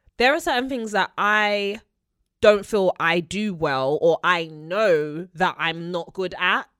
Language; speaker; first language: English; native; English